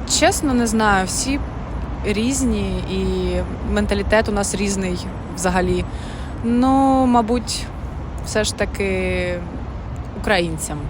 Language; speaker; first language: Ukrainian; native; Ukrainian